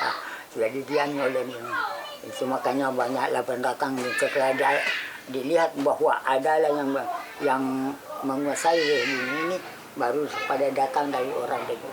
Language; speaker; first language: Indonesian; non-native, local second language; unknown